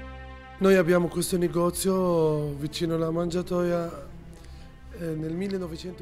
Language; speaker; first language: Italian; non-native, learner; Arabic